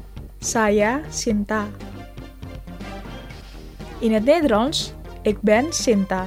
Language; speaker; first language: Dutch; non-native, fluent; Indonesian